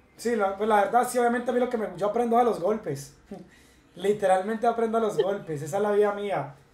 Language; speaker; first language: Spanish; native; Spanish